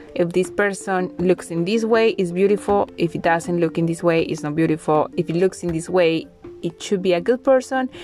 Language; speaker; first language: English; non-native, fluent; Spanish